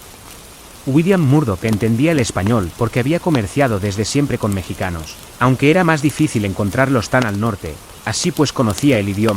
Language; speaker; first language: Spanish; native; Spanish